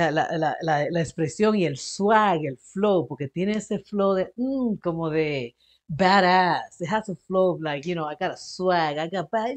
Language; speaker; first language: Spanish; early bilingual, heritage; Spanish